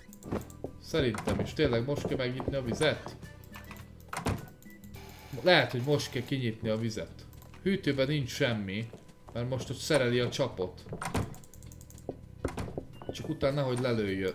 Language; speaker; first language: Hungarian; native; Hungarian